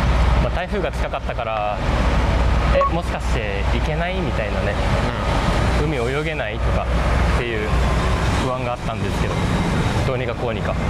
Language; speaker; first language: Japanese; native; Japanese